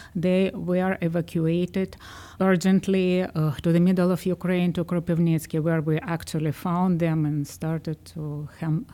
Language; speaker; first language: English; non-native, fluent; Ukrainian